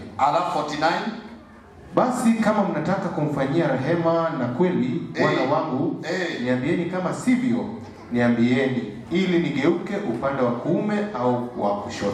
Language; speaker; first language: Swahili; non-native, local second language; Gusii